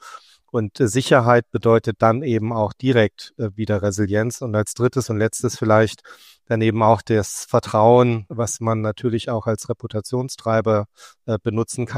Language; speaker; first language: German; native; German